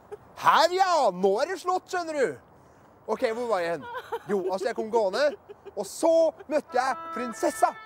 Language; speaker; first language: Norwegian; native; Norwegian